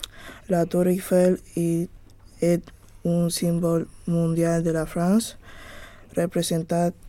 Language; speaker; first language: French; non-native, learner; Spanish